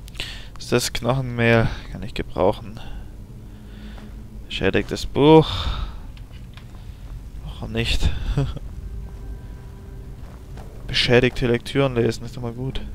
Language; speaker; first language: German; native; German